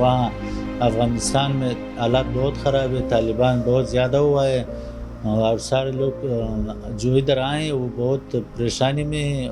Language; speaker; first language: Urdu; non-native, fluent; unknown